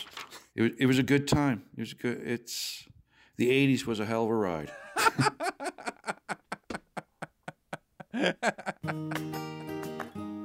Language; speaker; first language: English; native; English